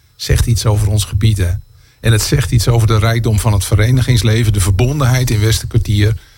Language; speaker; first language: Dutch; native; Dutch